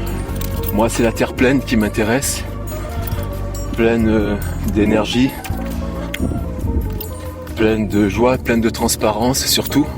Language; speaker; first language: French; native; French